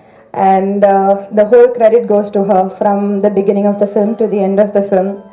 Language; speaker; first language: Telugu; non-native, fluent; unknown